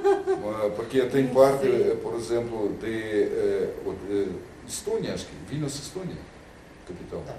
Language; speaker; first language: Portuguese; non-native, learner; Russian